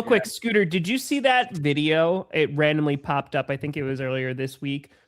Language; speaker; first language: English; native; English